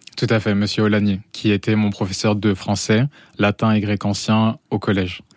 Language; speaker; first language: French; native; French